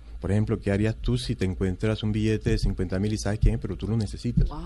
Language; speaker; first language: Spanish; native; Spanish